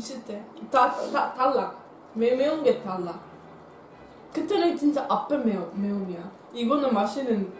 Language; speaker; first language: Korean; non-native, learner; Dutch